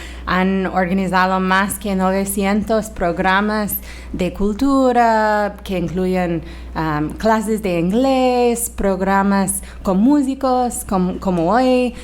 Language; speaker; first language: Spanish; non-native, fluent; English